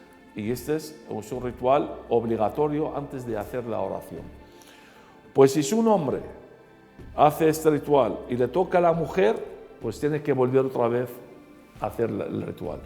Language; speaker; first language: Spanish; non-native, fluent; Arabic